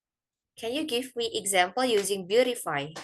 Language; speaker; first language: English; non-native, fluent; Indonesian